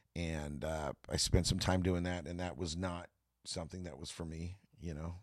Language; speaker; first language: English; native; English